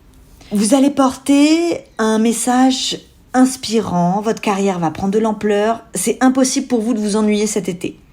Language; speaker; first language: French; native; French